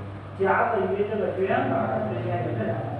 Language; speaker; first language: Chinese; native; Chinese